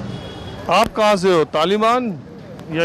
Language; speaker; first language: Hindi; native; Hindi